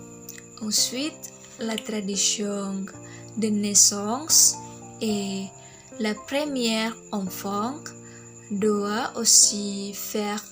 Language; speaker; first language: French; non-native, learner; Indonesian